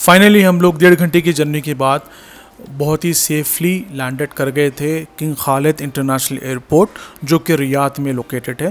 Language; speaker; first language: Hindi; native; Hindi